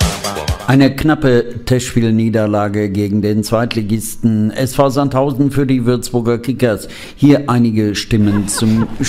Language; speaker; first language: German; native; German